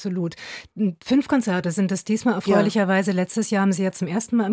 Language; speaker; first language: German; native; German